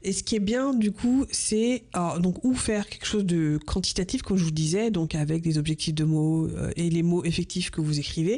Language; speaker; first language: French; native; French